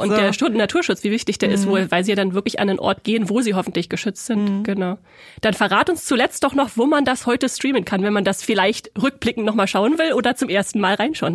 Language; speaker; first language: German; native; German